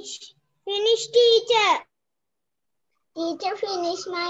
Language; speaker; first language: English; non-native, learner; Sinhala